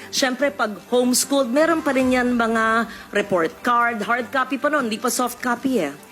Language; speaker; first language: Filipino; native; Filipino